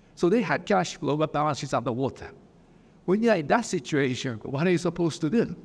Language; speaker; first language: English; early bilingual, other home language; Japanese